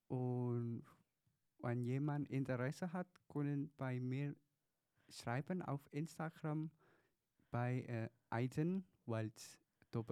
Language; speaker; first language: German; non-native, learner; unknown